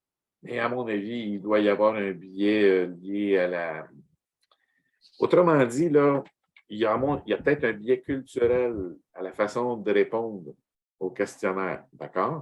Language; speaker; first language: French; native; French